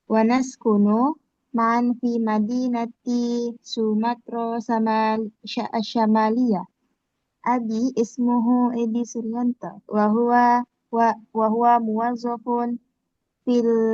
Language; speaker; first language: Arabic; non-native, learner; Indonesian